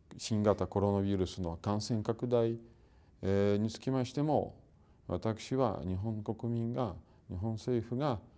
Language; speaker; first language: Japanese; non-native, fluent; Russian